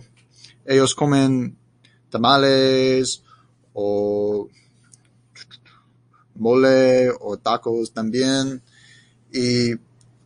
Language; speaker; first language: Spanish; non-native, learner; English